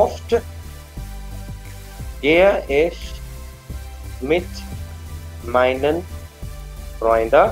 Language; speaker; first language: German; non-native, learner; Hindi